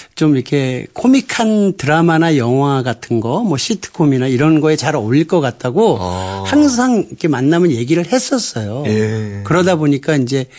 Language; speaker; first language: Korean; native; Korean